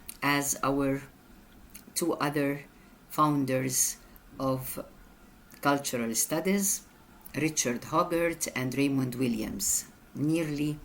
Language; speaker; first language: English; non-native, fluent; Arabic